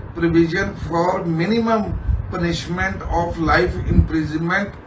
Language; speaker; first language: English; non-native, local second language; Punjabi